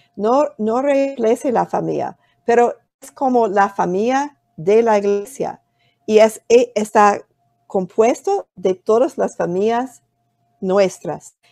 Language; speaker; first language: Spanish; non-native, fluent; English